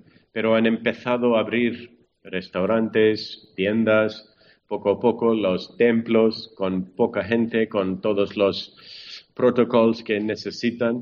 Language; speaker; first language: Spanish; non-native, fluent; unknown